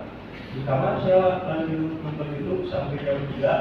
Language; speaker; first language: Indonesian; non-native, local second language; Sundanese